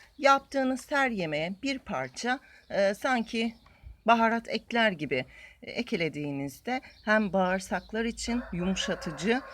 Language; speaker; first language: Turkish; native; Turkish